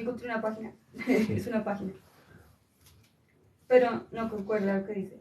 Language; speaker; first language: Spanish; native; Spanish